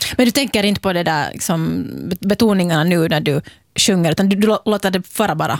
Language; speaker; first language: Swedish; native; Swedish